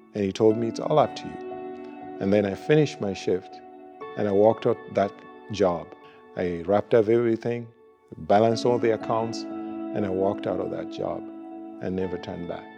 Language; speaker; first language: English; non-native, local second language; Luo (Kenya and Tanzania)